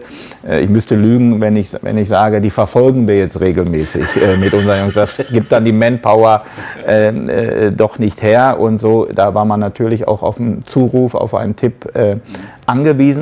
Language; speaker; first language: German; native; German